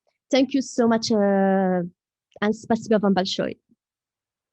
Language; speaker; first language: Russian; non-native, learner; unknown